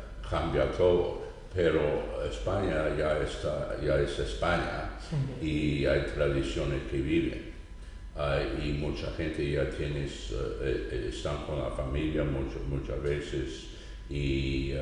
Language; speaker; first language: Spanish; non-native, fluent; English